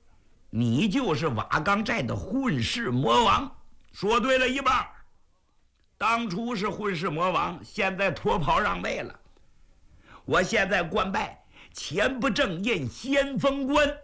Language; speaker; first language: Chinese; native; Chinese